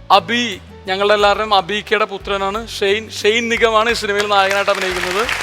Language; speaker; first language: Malayalam; native; Malayalam